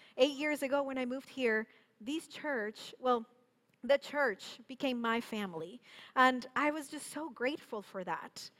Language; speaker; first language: English; non-native, fluent; Spanish